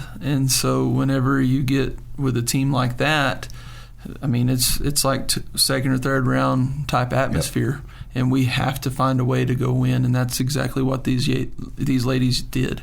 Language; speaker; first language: English; native; English